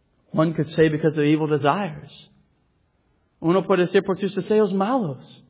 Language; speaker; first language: Spanish; non-native, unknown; English